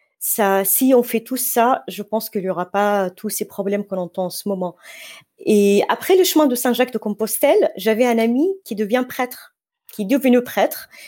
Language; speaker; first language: French; non-native, fluent; Arabic